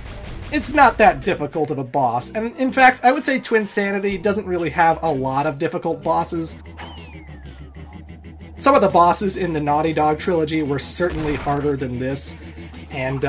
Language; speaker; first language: English; native; English